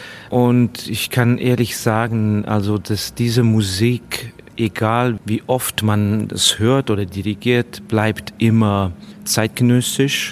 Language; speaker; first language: German; non-native, fluent; Estonian